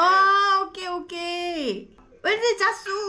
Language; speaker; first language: English; non-native, learner; Korean